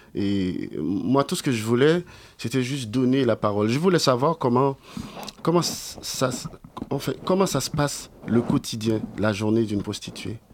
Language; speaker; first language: French; native; French